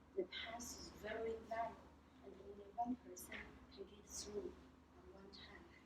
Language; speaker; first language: English; non-native, fluent; Chinese